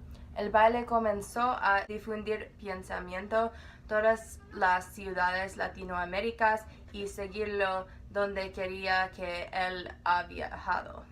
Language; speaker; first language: Spanish; non-native, learner; English